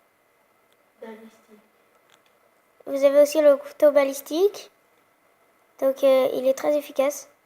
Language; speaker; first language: French; native; French